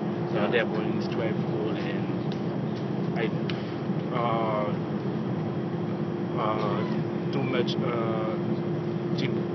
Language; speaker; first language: English; non-native, fluent; French